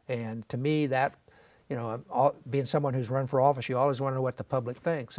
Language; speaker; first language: English; native; English